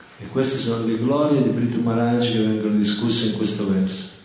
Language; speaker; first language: Italian; native; Italian